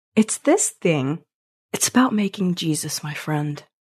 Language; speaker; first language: English; early bilingual, other home language; Spanish